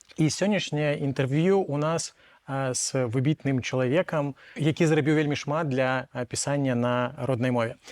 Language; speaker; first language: Belarusian; non-native, local second language; Russian